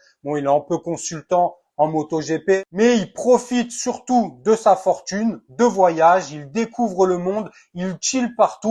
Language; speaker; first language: French; native; French